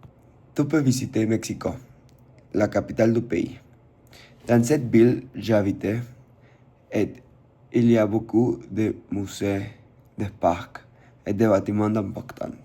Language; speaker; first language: French; non-native, learner; Spanish